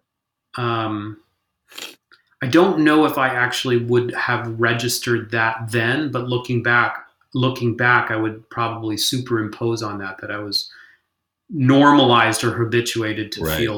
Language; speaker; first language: English; native; English